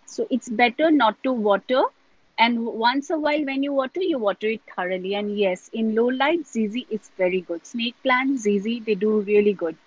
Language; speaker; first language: English; non-native, local second language; Assamese